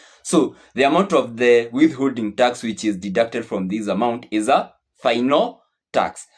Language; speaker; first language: English; non-native, local second language; Swahili